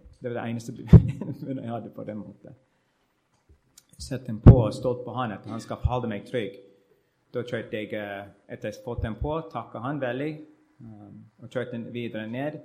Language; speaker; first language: Norwegian; non-native, learner; English